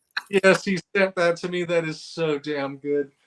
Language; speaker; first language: English; native; English